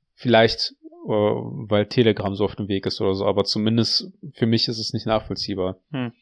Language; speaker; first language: German; early bilingual, other home language; Russian